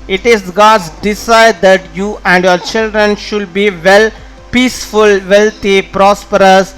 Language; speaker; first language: English; non-native, local second language; Tamil